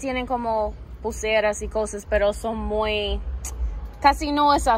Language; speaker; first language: Spanish; non-native, learner; English